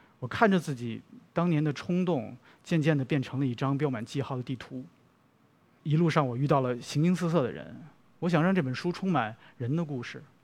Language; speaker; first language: Chinese; native; Chinese